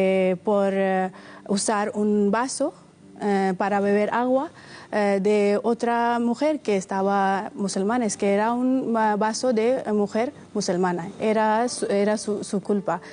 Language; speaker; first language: Spanish; non-native, fluent; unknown